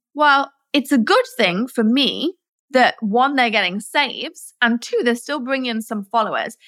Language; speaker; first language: English; native; English